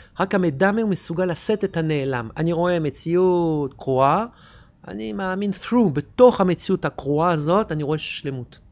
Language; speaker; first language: Hebrew; non-native, fluent; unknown